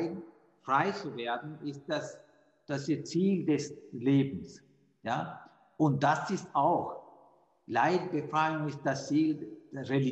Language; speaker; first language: German; non-native, fluent; Sinhala